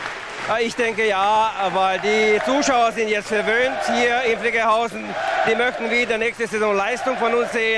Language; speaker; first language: German; non-native, fluent; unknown